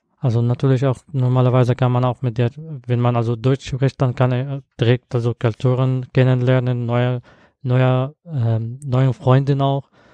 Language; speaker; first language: German; non-native, learner; Arabic